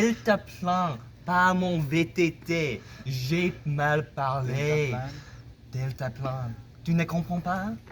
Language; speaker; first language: French; non-native, learner; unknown